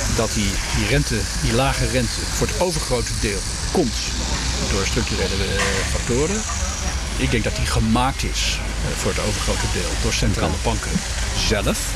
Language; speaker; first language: Dutch; early bilingual, other home language; Bosnian